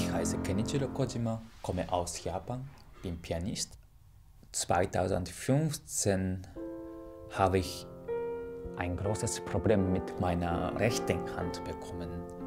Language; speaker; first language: German; non-native, fluent; Japanese